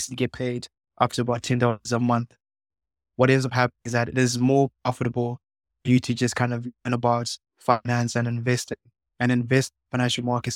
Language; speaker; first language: English; non-native, local second language; Shona